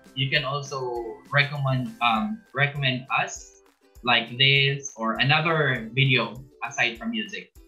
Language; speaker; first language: English; non-native, local second language; Filipino